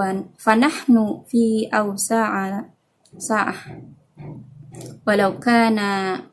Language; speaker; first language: Arabic; non-native, fluent; Indonesian